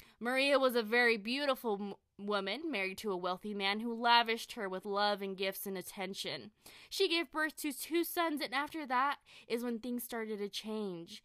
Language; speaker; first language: English; early bilingual, other home language; Spanish